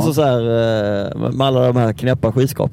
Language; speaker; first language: Swedish; native; Swedish